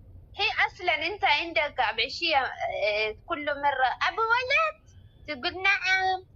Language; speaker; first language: Arabic; non-native, learner; Oromo